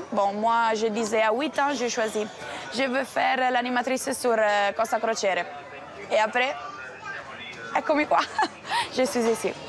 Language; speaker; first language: French; non-native, fluent; Italian